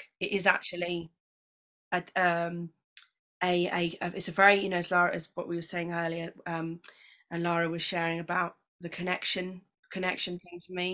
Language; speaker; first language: English; native; English